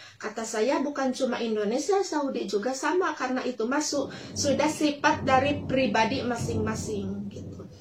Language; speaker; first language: Indonesian; non-native, local second language; Sundanese